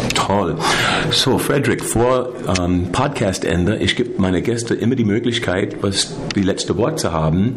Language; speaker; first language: German; non-native, learner; English